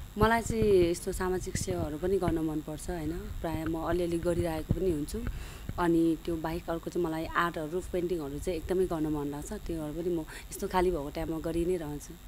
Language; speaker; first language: Nepali; non-native, local second language; Sherpa